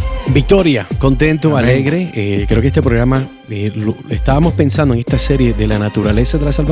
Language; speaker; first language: Spanish; native; Spanish